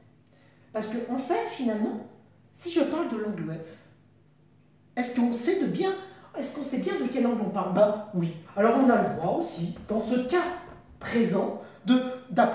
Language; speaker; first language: French; native; French